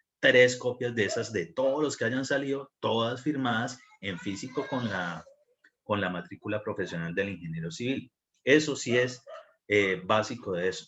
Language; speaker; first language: Spanish; native; Spanish